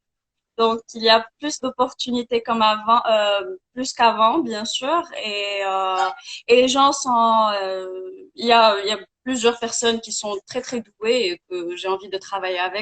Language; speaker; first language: French; non-native, local second language; Arabic